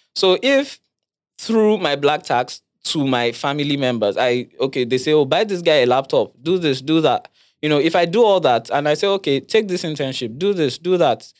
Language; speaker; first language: English; non-native, local second language; Yoruba